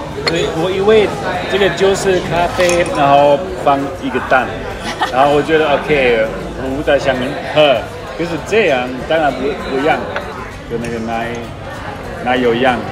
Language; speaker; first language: Chinese; non-native, fluent; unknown